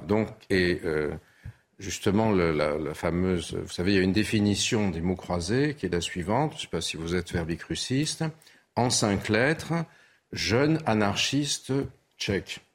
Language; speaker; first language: French; early bilingual, other home language; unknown